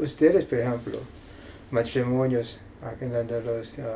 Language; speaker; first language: Spanish; non-native, fluent; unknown